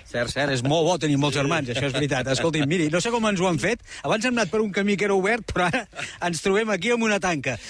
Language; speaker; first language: Catalan; native; Catalan